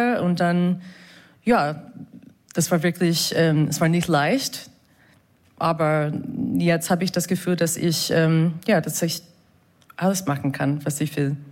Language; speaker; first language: German; non-native, fluent; English